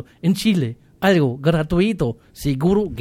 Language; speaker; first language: Spanish; non-native, fluent; German